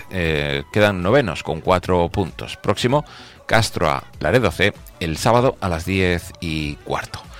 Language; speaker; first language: Spanish; native; Spanish